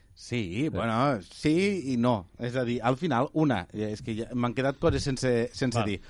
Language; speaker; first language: Catalan; native; Catalan